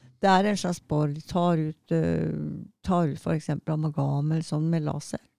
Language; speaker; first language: Norwegian; native; Norwegian